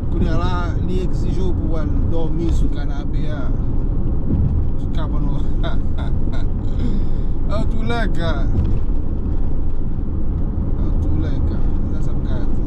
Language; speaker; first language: French; non-native, learner; Haitian Creole